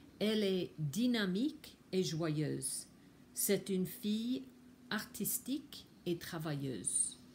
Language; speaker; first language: French; non-native, fluent; English